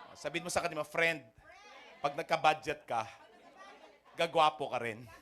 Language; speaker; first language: Filipino; non-native, local second language; Cebuano